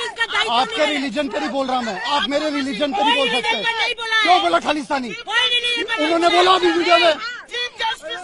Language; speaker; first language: Hindi; non-native, local second language; Punjabi